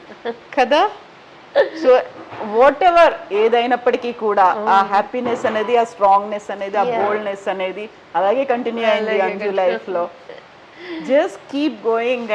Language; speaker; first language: Telugu; native; Telugu